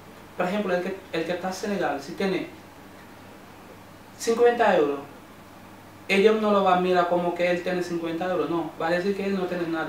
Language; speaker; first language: Spanish; non-native, learner; Wolof